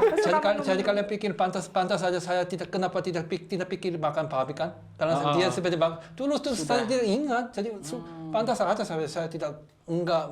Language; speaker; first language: Indonesian; non-native, learner; Korean